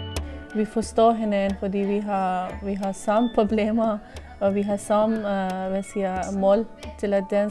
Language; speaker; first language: Danish; non-native, learner; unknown